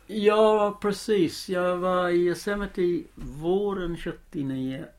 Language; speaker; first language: Swedish; non-native, fluent; English